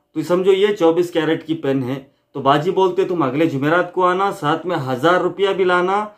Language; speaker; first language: Hindi; native; Hindi